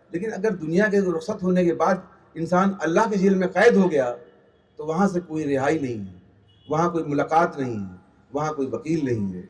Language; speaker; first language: Hindi; native; Hindi